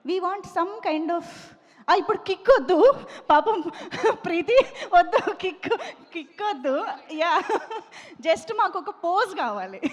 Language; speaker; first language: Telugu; native; Telugu